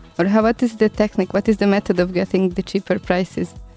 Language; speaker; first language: English; non-native, fluent; Hungarian